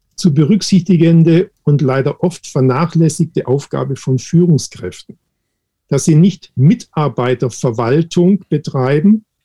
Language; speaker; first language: German; native; German